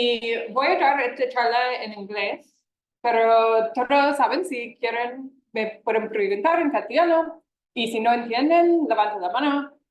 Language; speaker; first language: Spanish; non-native, fluent; English